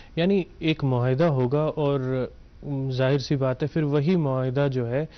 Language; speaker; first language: Urdu; non-native, local second language; Kashmiri